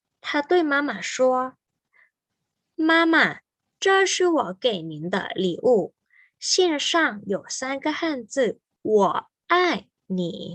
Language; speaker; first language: Chinese; non-native, fluent; Thai